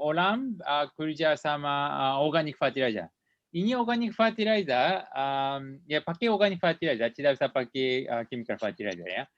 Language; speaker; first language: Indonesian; non-native, learner; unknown